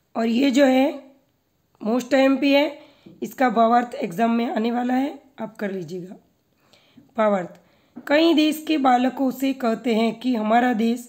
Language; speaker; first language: Hindi; non-native, local second language; Gujarati